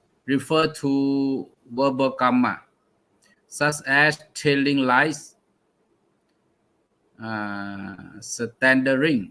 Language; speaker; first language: English; non-native, learner; Thai